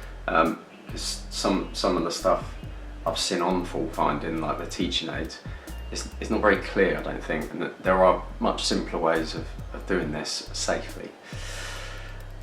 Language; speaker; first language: English; native; English